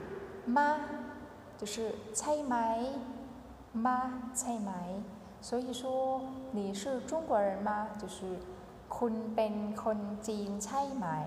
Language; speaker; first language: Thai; non-native, fluent; Chinese